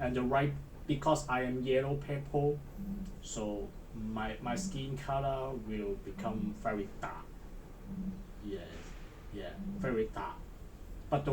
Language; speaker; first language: English; non-native, learner; Chinese